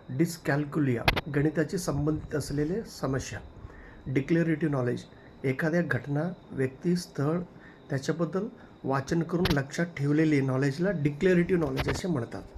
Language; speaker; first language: Marathi; non-native, local second language; Kannada